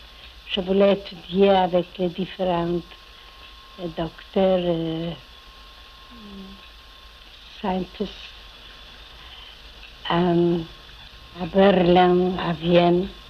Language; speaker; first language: French; non-native, fluent; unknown